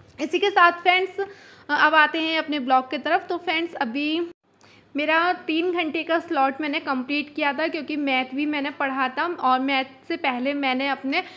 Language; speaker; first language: Hindi; native; Hindi